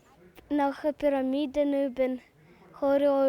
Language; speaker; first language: German; non-native, local second language; Romansh